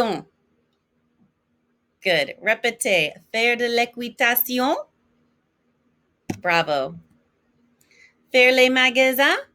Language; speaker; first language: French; non-native, fluent; English